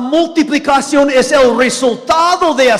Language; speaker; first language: Spanish; non-native, fluent; English